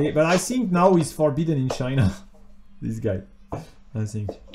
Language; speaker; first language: English; non-native, fluent; French